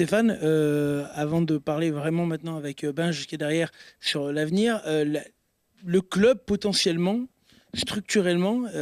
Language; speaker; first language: French; native; French